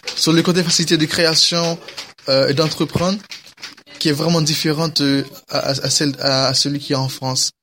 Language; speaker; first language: French; native; French